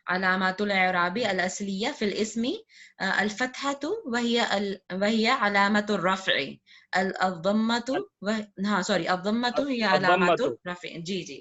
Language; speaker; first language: Arabic; non-native, fluent; Urdu